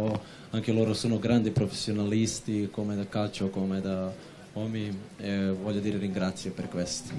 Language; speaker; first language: Italian; non-native, learner; Serbian